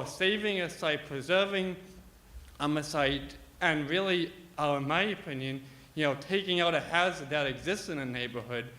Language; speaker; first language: English; native; English